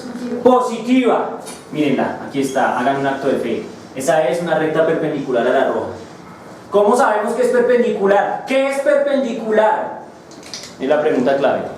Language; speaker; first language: Spanish; native; Spanish